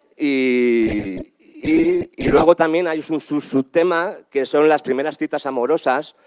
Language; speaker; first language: Spanish; native; Spanish